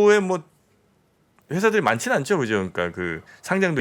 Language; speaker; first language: Korean; native; Korean